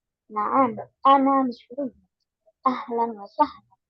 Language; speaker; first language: Arabic; non-native, learner; Indonesian